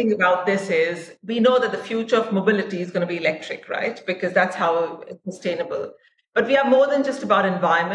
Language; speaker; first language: English; non-native, local second language; Hindi